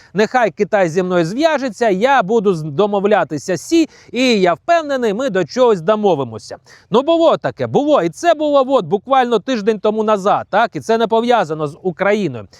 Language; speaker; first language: Ukrainian; native; Ukrainian